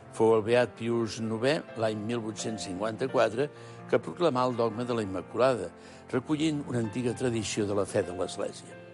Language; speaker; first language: Catalan; native; Catalan